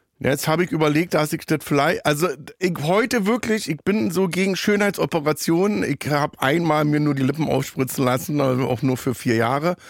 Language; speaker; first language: German; native; German